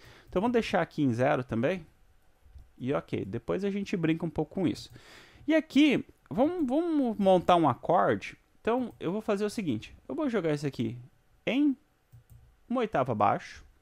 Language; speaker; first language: Portuguese; native; Portuguese